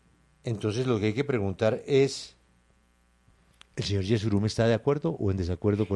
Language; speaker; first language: Spanish; native; Spanish